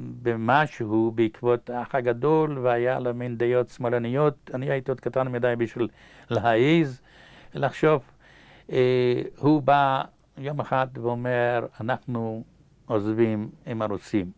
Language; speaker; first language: Hebrew; non-native, fluent; Yiddish